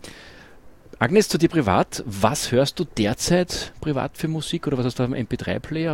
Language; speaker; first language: German; native; German